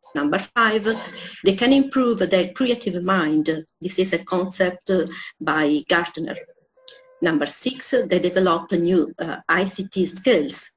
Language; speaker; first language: English; non-native, fluent; Italian